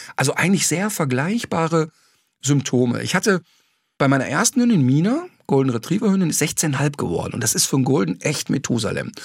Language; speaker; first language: German; native; German